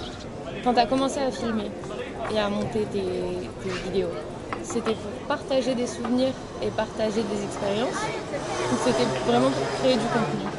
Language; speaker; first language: French; native; French